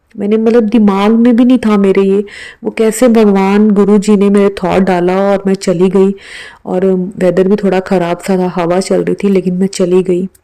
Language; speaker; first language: Hindi; native; Hindi